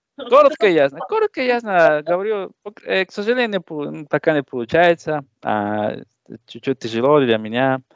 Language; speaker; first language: Russian; non-native, learner; Spanish